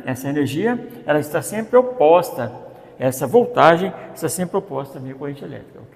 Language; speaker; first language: Portuguese; native; Portuguese